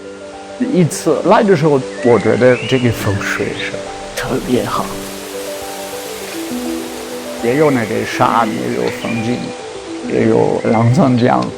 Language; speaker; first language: Chinese; non-native, fluent; French